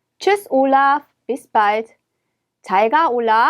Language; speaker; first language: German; non-native, fluent; Korean